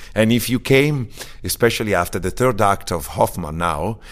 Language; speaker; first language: English; early bilingual, other home language; Italian